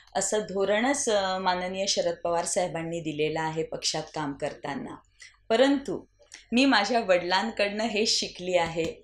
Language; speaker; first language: Marathi; native; Marathi